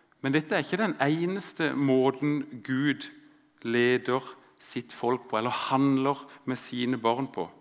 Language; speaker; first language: Norwegian; native; Norwegian